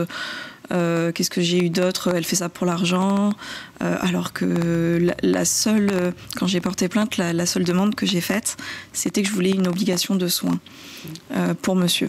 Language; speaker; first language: French; native; French